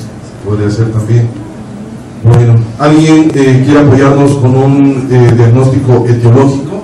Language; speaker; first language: Spanish; native; Spanish